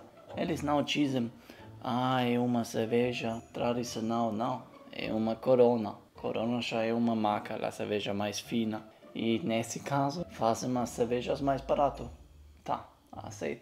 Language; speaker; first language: Portuguese; non-native, learner; German